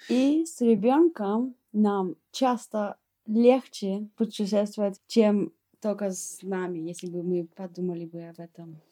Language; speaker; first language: Russian; early bilingual, heritage; Russian